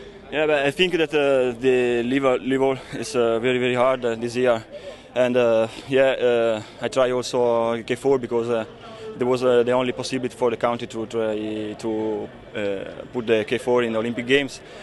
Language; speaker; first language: English; non-native, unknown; Italian